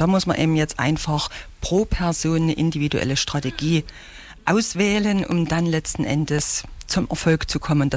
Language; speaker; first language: German; native; German